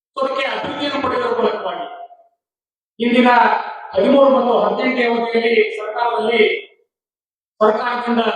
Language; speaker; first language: Kannada; non-native, local second language; Lambadi